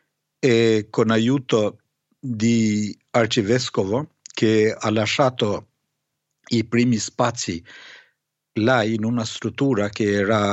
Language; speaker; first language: Italian; non-native, fluent; Albanian